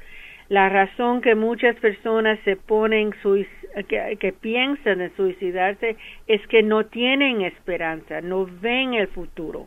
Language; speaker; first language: Spanish; early bilingual, heritage; English